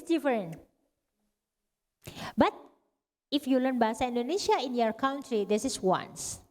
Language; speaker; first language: English; non-native, learner; Indonesian